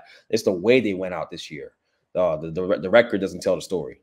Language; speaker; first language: English; native; English